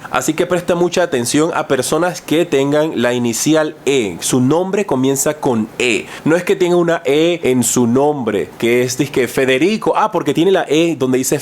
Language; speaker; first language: Spanish; native; Spanish